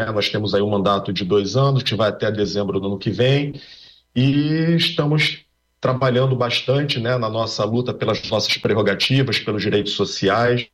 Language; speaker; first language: Portuguese; native; Portuguese